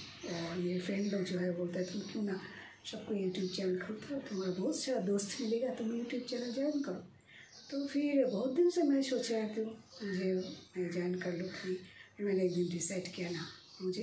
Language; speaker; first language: Hindi; non-native, local second language; Bangla